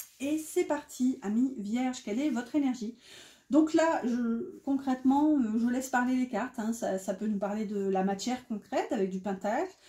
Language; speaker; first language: French; native; French